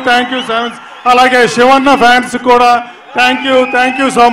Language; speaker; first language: Telugu; native; Telugu